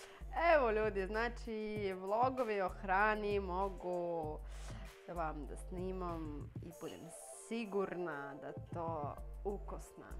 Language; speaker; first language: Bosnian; non-native, learner; Russian